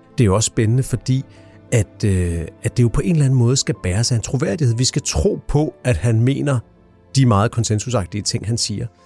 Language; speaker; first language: Danish; native; Danish